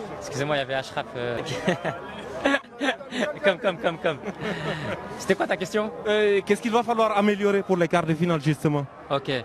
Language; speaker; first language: French; native; French